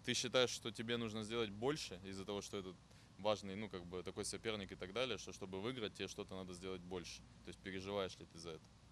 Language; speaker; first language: Russian; non-native, fluent; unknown